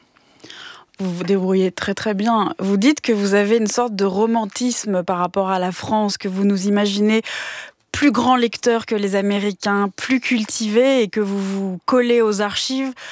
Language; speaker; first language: French; native; French